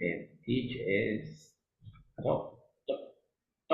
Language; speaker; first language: English; non-native, learner; Spanish